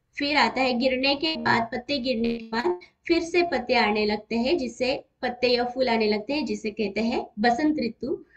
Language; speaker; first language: Hindi; non-native, local second language; Marathi